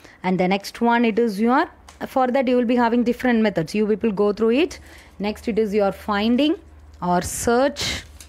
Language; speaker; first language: English; non-native, local second language; Tamil